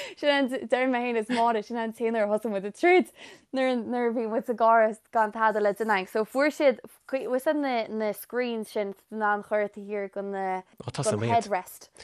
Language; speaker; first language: Irish; native; Irish